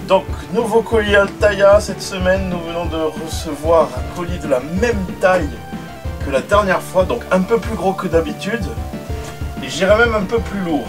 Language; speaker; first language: French; native; French